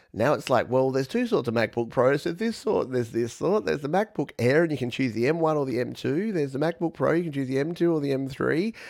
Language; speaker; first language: English; native; English